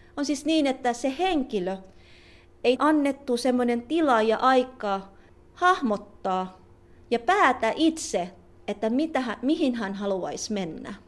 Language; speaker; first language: Finnish; non-native, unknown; Filipino